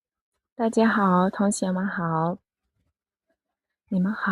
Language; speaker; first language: Chinese; non-native, fluent; Mongolian